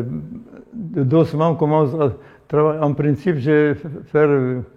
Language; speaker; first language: French; non-native, learner; Polish